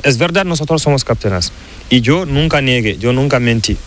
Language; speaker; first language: Spanish; non-native, learner; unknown